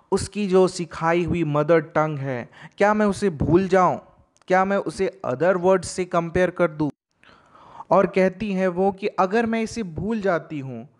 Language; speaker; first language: Hindi; native; Hindi